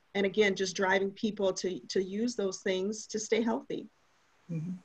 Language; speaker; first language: English; native; English